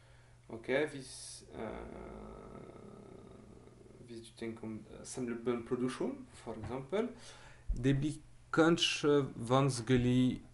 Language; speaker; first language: Norwegian; non-native, fluent; French